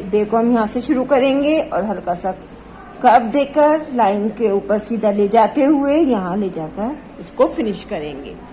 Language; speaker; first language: Hindi; native; Hindi